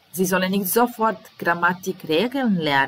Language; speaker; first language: German; non-native, fluent; Serbian